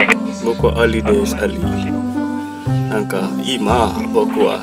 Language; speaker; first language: Japanese; non-native, learner; Indonesian